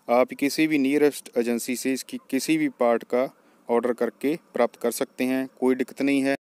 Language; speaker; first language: Hindi; non-native, local second language; Punjabi